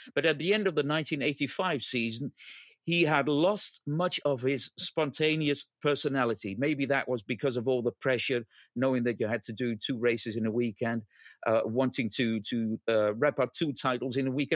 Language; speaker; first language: English; non-native, fluent; Dutch